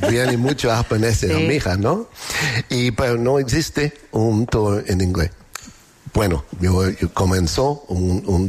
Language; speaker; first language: Spanish; non-native, fluent; English